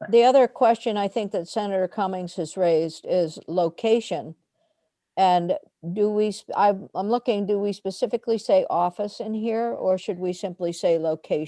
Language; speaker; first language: English; native; English